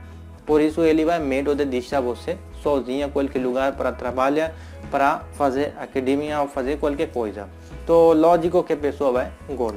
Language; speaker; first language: Portuguese; non-native, learner; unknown